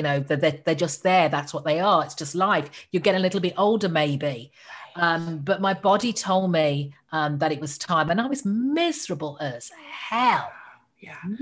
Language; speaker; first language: English; native; English